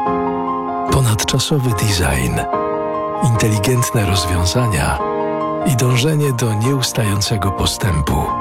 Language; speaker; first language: Polish; native; Polish